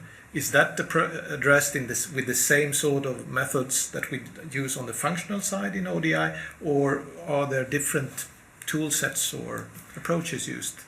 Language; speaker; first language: English; non-native, fluent; Swedish